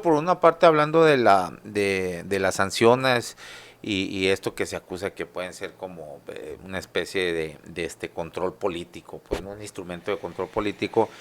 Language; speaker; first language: Spanish; native; Spanish